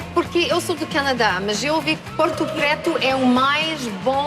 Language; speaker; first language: Portuguese; non-native, learner; French